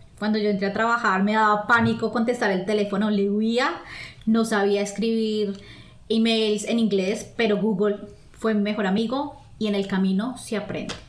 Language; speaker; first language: Spanish; native; Spanish